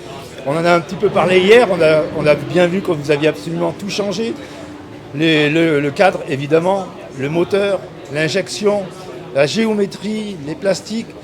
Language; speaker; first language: French; native; French